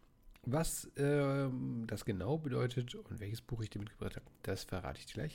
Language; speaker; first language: German; native; German